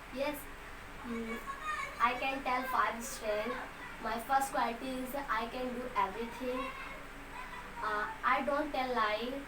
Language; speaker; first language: English; non-native, learner; Hindi